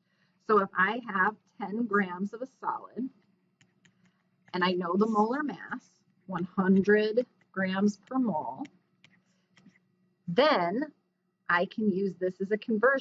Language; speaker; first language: English; native; English